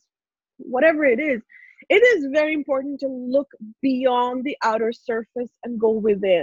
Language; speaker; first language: English; non-native, local second language; Punjabi